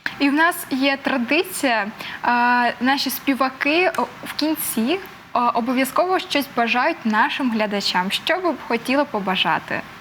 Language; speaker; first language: Ukrainian; native; Ukrainian